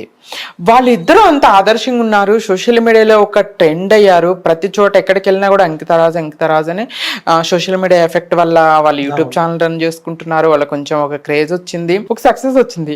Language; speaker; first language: Telugu; native; Telugu